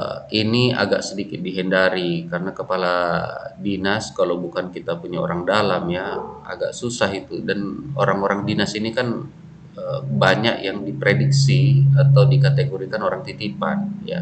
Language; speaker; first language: Indonesian; native; Indonesian